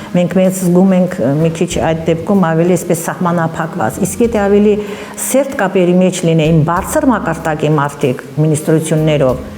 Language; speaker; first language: Armenian; early bilingual, heritage; Armenian